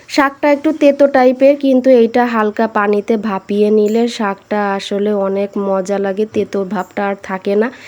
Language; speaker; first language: Bangla; native; Bangla